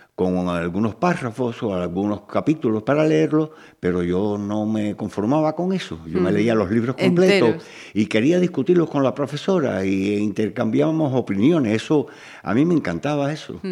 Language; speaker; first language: Spanish; native; Spanish